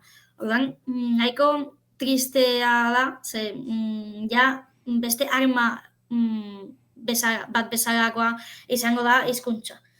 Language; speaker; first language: Basque; non-native, fluent; Catalan